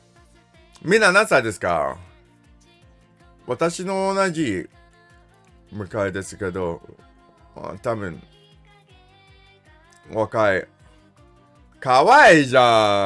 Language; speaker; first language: Japanese; non-native, learner; English